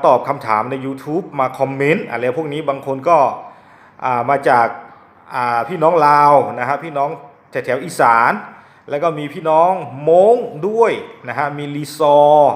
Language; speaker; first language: Thai; non-native, local second language; S'gaw Karen